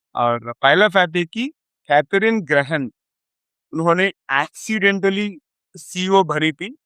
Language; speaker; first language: Hindi; native; Hindi